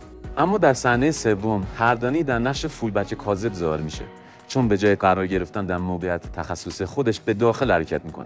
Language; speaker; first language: Persian; native; Persian